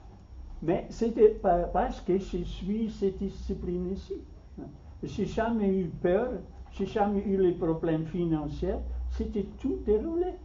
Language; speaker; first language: French; non-native, fluent; German